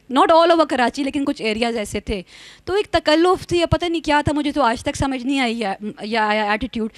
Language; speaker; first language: Urdu; native; Urdu